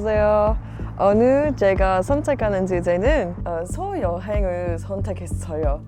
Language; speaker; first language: Korean; non-native, learner; English